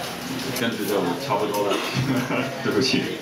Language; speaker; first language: Chinese; non-native, local second language; Cantonese